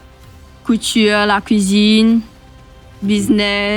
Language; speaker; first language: French; non-native, local second language; Morisyen